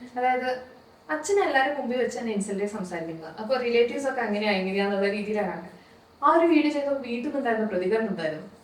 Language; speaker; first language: Malayalam; native; Malayalam